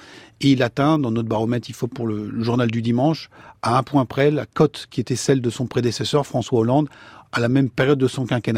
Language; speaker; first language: French; native; French